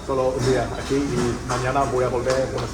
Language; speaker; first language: Spanish; non-native, learner; English